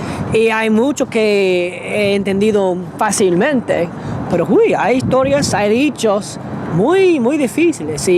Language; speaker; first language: Spanish; non-native, fluent; English